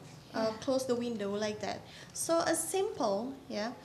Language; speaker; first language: English; non-native, fluent; Indonesian